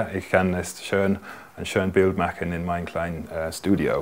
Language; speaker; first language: German; non-native, fluent; English